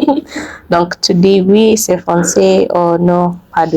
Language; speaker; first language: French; non-native, learner; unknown